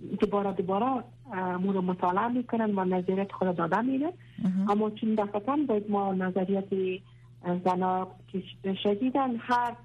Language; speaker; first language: Persian; non-native, local second language; Pashto